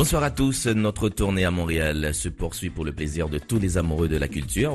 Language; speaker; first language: French; non-native, local second language; Haitian Creole